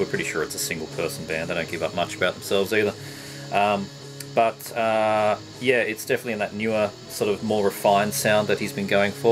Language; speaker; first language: English; native; English